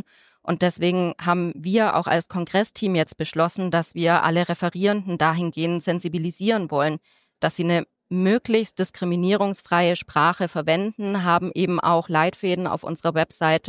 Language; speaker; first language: German; native; German